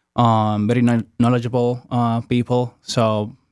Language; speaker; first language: English; non-native, fluent; Spanish